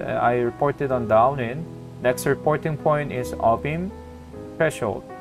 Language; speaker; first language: English; non-native, fluent; Korean